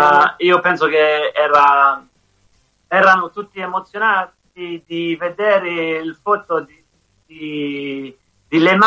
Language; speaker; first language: Italian; non-native, learner; English